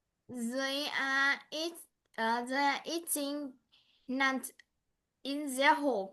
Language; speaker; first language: English; non-native, learner; Vietnamese